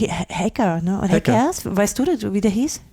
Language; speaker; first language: German; native; German